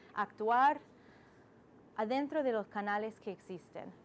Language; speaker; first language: Spanish; non-native, fluent; English